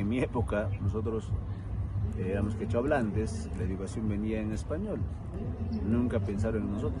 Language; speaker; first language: Spanish; non-native, local second language; Quechua